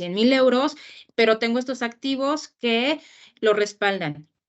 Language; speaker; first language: Spanish; native; Spanish